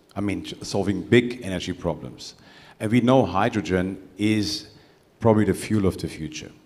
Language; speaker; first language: English; non-native, fluent; German